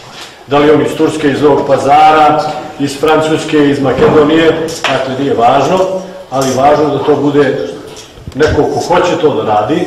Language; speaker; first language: Bosnian; native; Bosnian